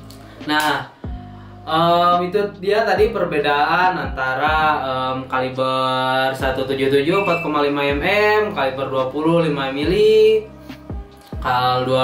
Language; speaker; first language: Indonesian; native; Indonesian